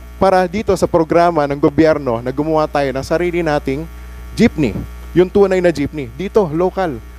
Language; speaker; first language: Filipino; native; Filipino